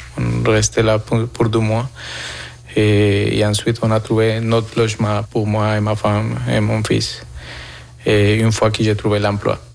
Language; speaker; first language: French; non-native, fluent; Spanish